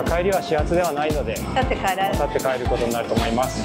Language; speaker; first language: Japanese; native; Japanese